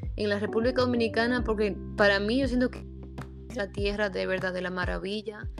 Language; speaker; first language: Spanish; early bilingual, heritage; Spanish